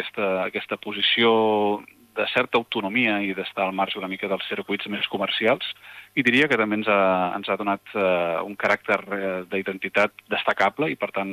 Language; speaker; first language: Catalan; native; Catalan